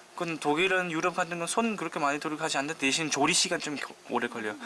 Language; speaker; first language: Korean; non-native, fluent; German